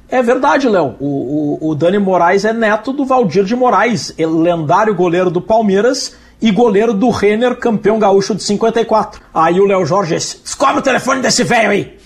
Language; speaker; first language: Portuguese; native; Portuguese